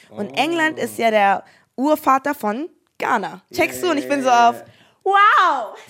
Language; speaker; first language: German; native; German